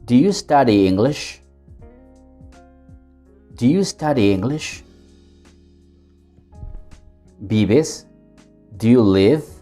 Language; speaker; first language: English; non-native, fluent; Spanish